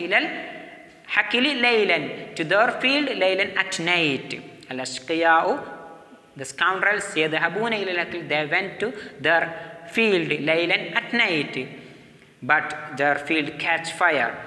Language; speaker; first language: English; non-native, local second language; Malayalam